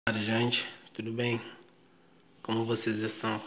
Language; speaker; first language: Portuguese; non-native, fluent; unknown